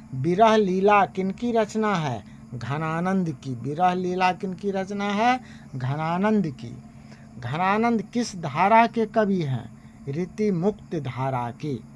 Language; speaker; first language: Hindi; native; Hindi